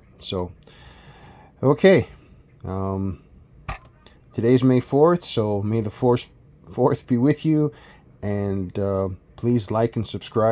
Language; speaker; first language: English; native; English